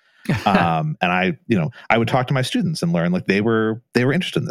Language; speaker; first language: English; native; English